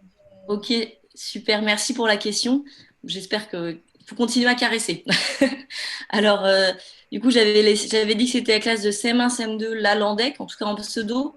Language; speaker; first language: French; native; French